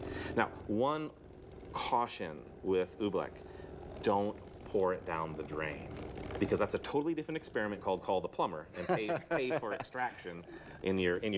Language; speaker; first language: English; native; English